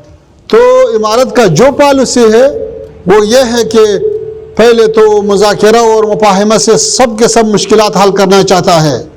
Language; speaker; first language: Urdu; non-native, fluent; Pashto